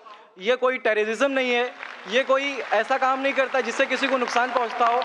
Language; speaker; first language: Hindi; native; Hindi